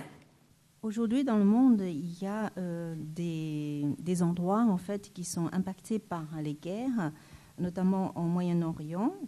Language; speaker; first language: French; non-native, fluent; Chinese